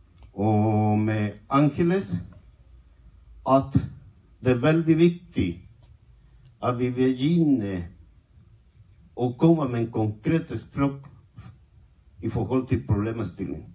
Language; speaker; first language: Norwegian; non-native, fluent; Spanish